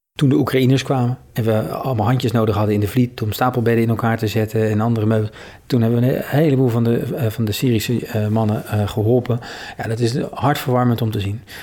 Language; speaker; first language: Dutch; native; Dutch